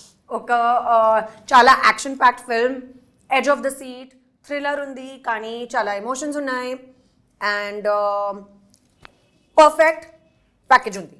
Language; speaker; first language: Telugu; non-native, local second language; Hindi